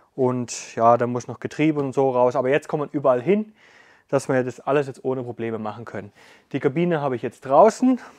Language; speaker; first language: German; native; German